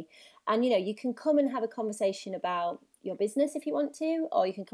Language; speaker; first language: English; native; English